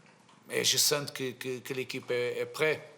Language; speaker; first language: French; non-native, fluent; Portuguese